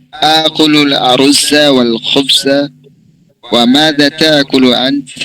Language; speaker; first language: Arabic; non-native, learner; Bangla